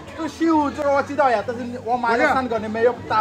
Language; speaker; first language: Chinese; non-native, learner; Bangla